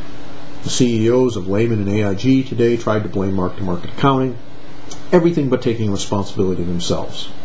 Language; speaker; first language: English; native; English